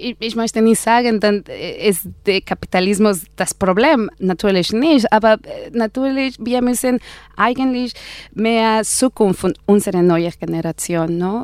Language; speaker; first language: German; non-native, learner; Spanish